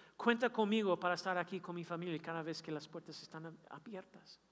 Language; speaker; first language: Spanish; non-native, fluent; English